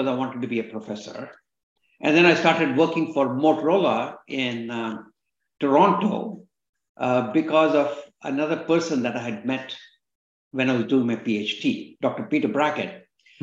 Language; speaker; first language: English; non-native, local second language; Kannada